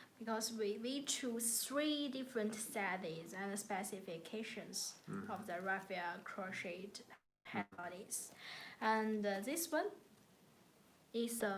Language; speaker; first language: English; non-native, learner; Chinese